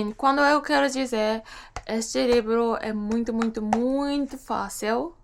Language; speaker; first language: Portuguese; non-native, learner; Japanese